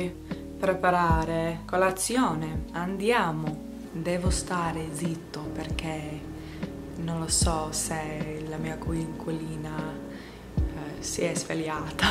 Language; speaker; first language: Italian; non-native, learner; English